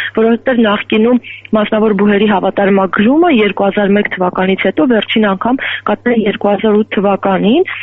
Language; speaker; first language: Armenian; native; Armenian